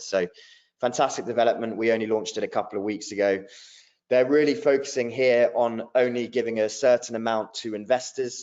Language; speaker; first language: English; native; English